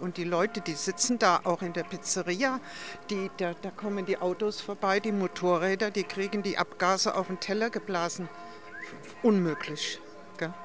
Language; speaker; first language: German; native; German